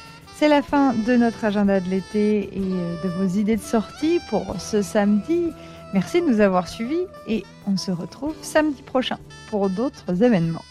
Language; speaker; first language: French; native; French